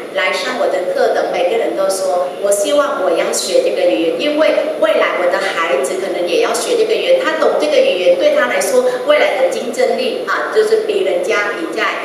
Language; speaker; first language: Chinese; non-native, fluent; Vietnamese